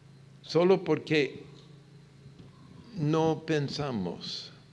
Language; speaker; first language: Spanish; non-native, fluent; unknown